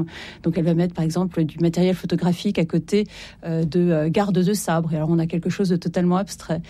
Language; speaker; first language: French; native; French